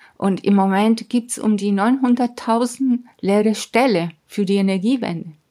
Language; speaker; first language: German; non-native, fluent; Spanish